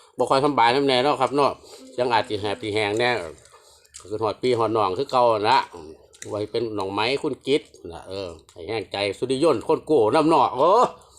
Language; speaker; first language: Thai; native; Thai